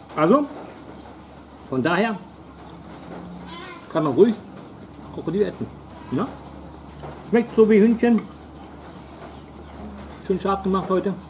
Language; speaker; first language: German; native; German